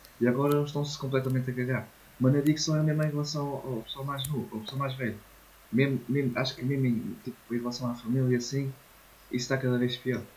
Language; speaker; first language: Portuguese; native; Portuguese